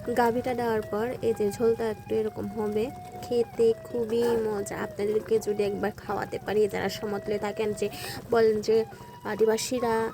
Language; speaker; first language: Bangla; non-native, local second language; Chakma